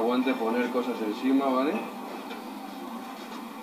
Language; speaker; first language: Spanish; native; Spanish